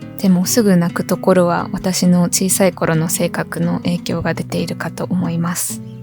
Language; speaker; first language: Japanese; native; Japanese